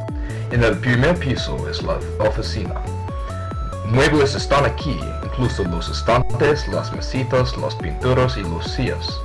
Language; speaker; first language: Spanish; non-native, learner; English